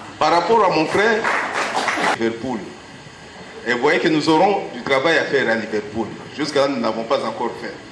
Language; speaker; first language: French; non-native, local second language; Lingala